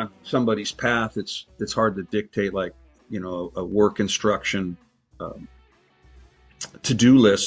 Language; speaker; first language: English; native; English